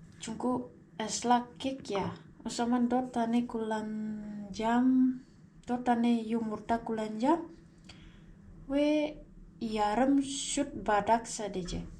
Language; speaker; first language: Turkish; non-native, learner; Indonesian